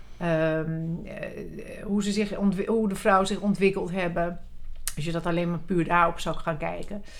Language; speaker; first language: Dutch; early bilingual, other home language; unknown